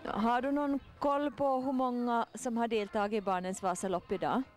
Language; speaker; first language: Swedish; native; Swedish